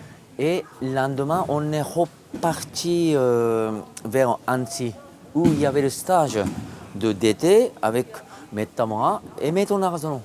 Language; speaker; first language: French; non-native, fluent; Japanese